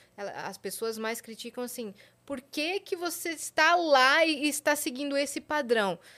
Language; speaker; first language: Portuguese; native; Portuguese